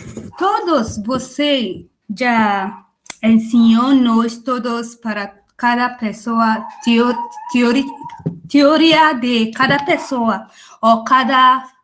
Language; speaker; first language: Portuguese; non-native, learner; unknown